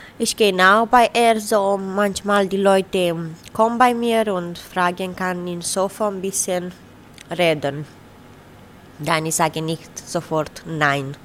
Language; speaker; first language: German; non-native, learner; Romanian